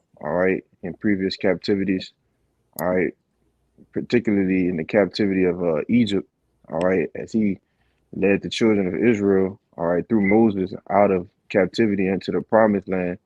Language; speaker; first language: English; native; English